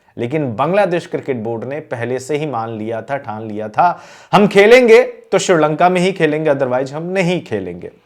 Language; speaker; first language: Hindi; native; Hindi